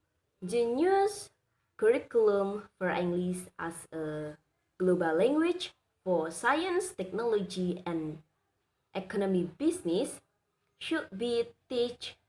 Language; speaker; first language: English; non-native, learner; Indonesian